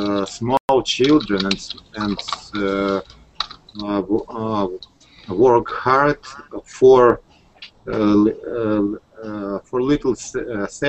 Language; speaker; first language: English; non-native, learner; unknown